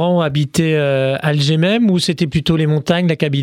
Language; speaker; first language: French; native; French